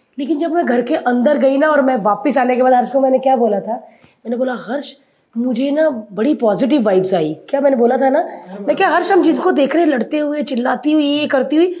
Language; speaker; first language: Hindi; native; Hindi